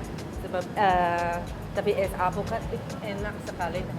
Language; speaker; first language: Indonesian; non-native, fluent; English